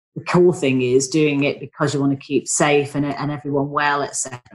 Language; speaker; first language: English; native; English